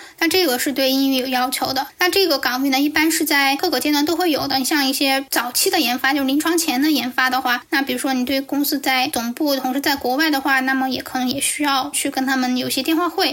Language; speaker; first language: Chinese; native; Chinese